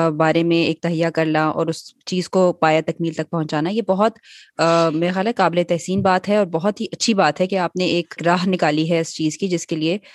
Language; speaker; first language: Urdu; native; Urdu